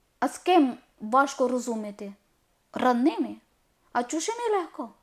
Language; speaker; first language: Ukrainian; non-native, learner; Malayalam